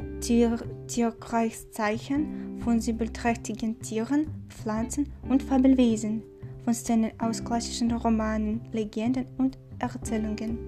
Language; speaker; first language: German; non-native, learner; Chinese